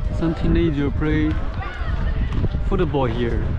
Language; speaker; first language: English; non-native, learner; Chinese